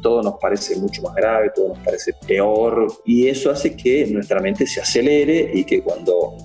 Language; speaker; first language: Spanish; native; Spanish